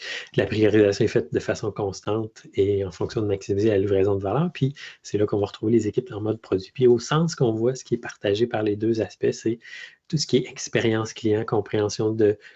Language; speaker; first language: French; native; French